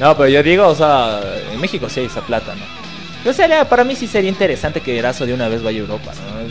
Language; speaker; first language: Spanish; native; Spanish